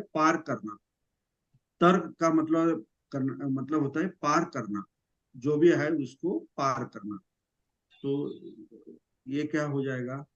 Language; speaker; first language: Hindi; non-native, local second language; Marathi